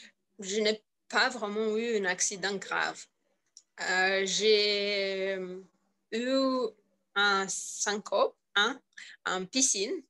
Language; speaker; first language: French; non-native, learner; Russian